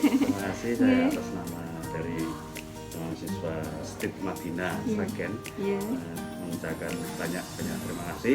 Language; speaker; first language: Indonesian; native; Indonesian